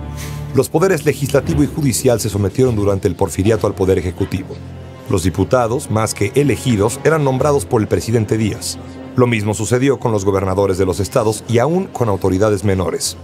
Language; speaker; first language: Spanish; native; Spanish